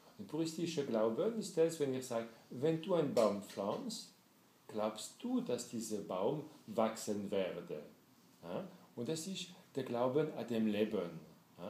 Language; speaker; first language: German; non-native, fluent; French